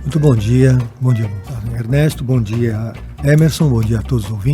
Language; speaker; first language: Portuguese; native; Portuguese